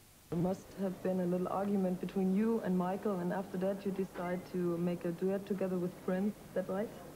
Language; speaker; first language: English; non-native, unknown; German